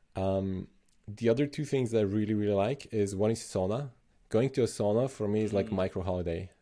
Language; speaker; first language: English; non-native, fluent; Slovenian